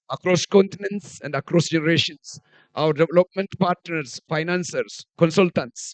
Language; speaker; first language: English; non-native, local second language; Amharic